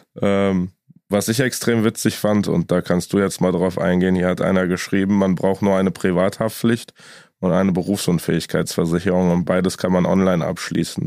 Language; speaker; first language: German; native; German